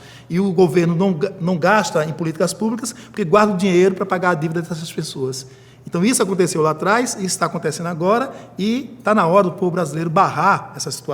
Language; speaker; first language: Portuguese; native; Portuguese